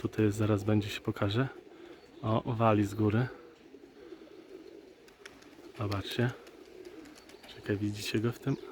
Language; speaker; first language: Polish; native; Polish